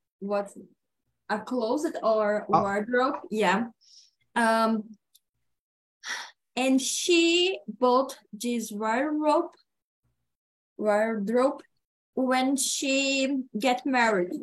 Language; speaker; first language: English; non-native, learner; Portuguese